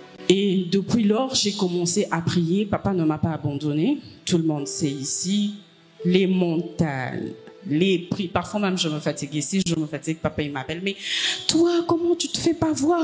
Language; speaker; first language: French; non-native, local second language; Lingala